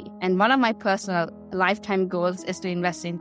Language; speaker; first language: English; non-native, local second language; Sinhala